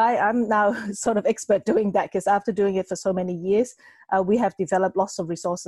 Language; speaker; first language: English; non-native, local second language; Cantonese